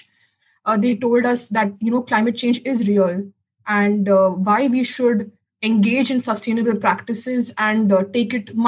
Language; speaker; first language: English; non-native, local second language; Hindi